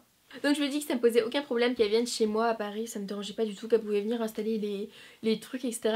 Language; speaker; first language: French; native; French